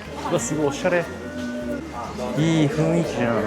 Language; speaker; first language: Japanese; native; Japanese